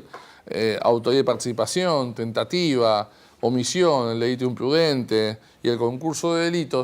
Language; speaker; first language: Spanish; native; Spanish